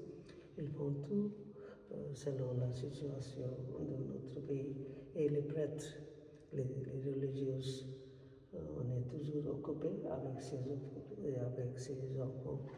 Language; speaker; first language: French; non-native, fluent; Bangla